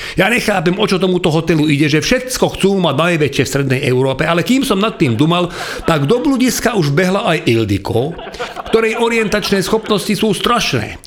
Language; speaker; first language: Slovak; non-native, local second language; Hungarian